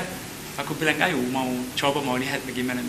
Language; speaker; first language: Indonesian; non-native, learner; Arabic